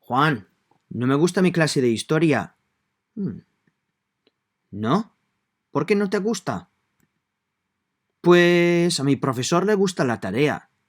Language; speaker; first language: Spanish; non-native, fluent; English